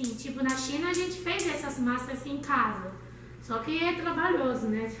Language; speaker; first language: Portuguese; non-native, learner; Chinese